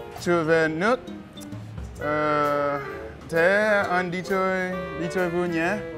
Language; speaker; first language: Vietnamese; non-native, fluent; English